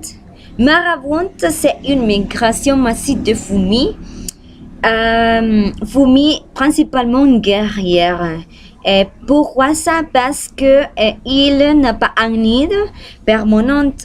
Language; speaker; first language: French; non-native, learner; Spanish